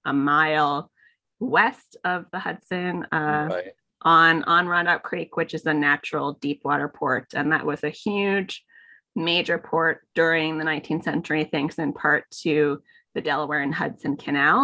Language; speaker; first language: English; native; English